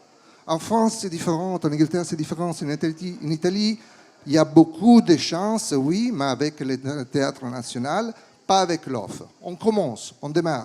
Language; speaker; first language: French; non-native, fluent; Italian